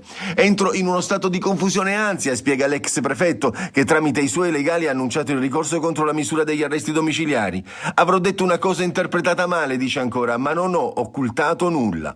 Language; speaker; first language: Italian; native; Italian